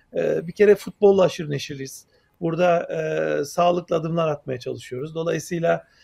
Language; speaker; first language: Turkish; native; Turkish